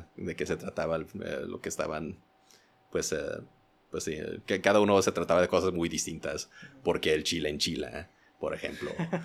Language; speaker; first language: Spanish; early bilingual, heritage; Spanish